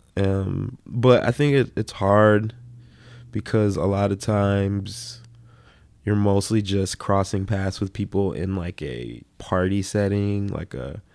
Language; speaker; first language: English; native; English